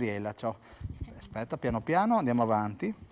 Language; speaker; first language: Italian; native; Italian